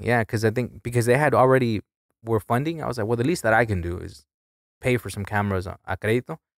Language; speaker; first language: English; early bilingual, other home language; Spanish